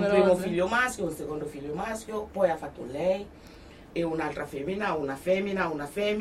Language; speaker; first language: Italian; non-native, fluent; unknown